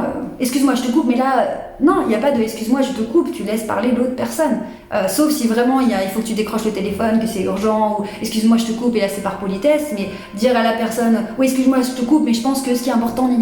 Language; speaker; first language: French; native; French